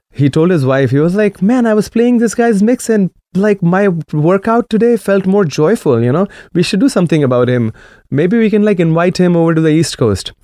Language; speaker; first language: English; non-native, local second language; Marathi